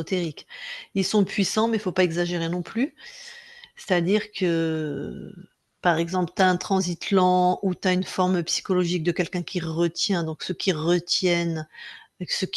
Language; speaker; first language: French; native; French